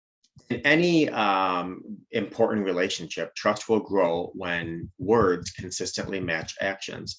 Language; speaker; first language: English; native; English